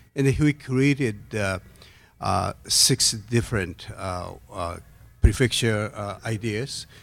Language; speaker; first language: English; non-native, learner; Japanese